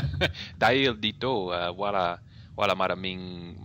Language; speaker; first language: Filipino; non-native, learner; English